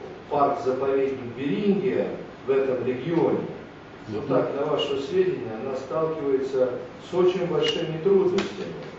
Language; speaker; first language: Russian; native; Russian